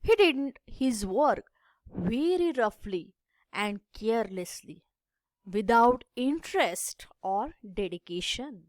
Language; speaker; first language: English; non-native, local second language; Marathi